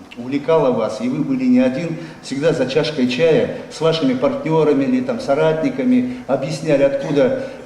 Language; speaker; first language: Russian; non-native, local second language; Kazakh